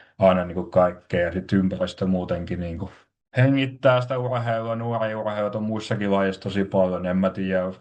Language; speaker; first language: Finnish; native; Finnish